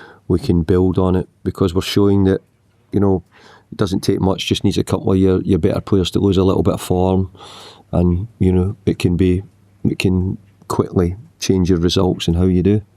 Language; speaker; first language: English; native; English